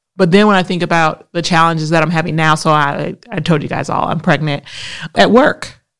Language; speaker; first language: English; early bilingual, other home language; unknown